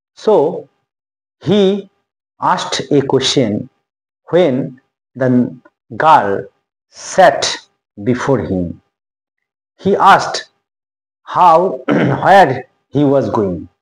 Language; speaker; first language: English; non-native, local second language; Bangla